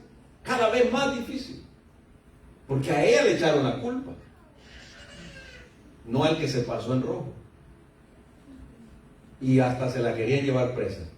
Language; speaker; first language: Spanish; native; Spanish